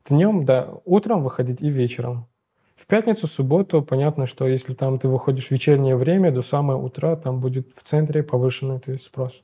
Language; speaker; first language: Russian; non-native, local second language; Uzbek